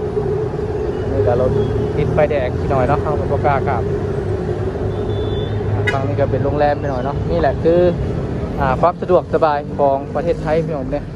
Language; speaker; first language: Thai; non-native, local second language; Lao